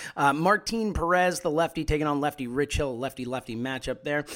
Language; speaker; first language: English; native; English